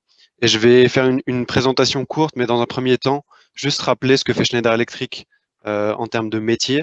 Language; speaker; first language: French; native; French